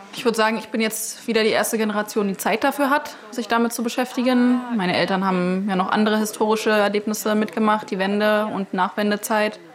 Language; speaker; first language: German; native; German